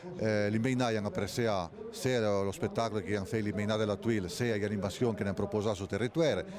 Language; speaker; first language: French; non-native, local second language; Italian